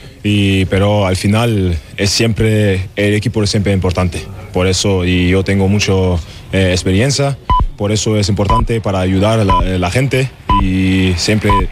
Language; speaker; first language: Spanish; non-native, learner; German